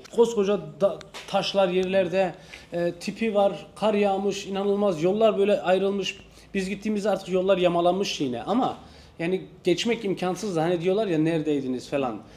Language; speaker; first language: Turkish; native; Turkish